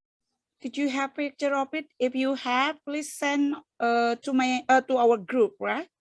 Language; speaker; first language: English; non-native, fluent; Indonesian